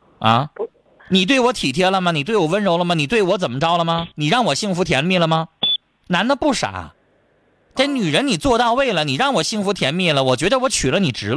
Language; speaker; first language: Chinese; native; Chinese